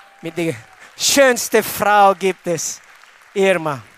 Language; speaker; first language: German; non-native, fluent; Filipino